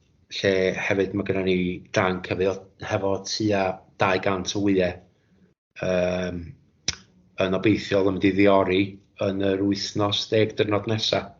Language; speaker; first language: Welsh; native; Welsh